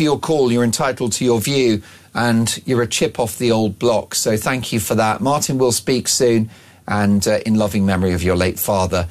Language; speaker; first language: English; native; English